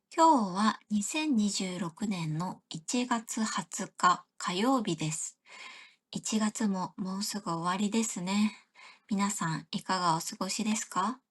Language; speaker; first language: Japanese; native; Japanese